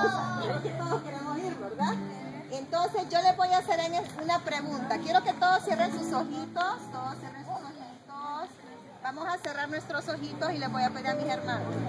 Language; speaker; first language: Spanish; native; Spanish